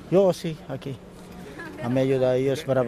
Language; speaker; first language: Spanish; non-native, learner; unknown